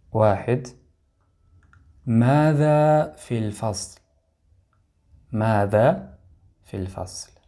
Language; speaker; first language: Arabic; non-native, fluent; Amharic